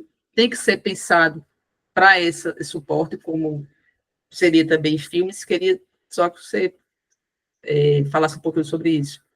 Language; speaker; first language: Portuguese; native; Portuguese